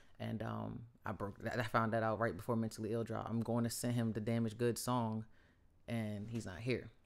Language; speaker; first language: English; native; English